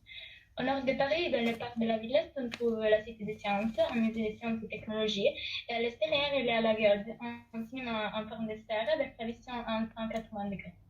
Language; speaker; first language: French; non-native, learner; Italian